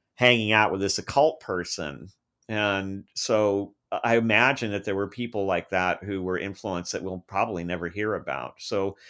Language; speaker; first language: English; native; English